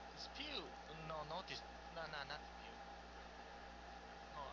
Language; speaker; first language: English; non-native, learner; Chinese